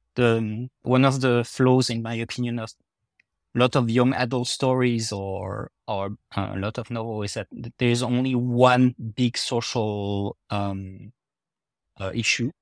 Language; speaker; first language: English; non-native, fluent; French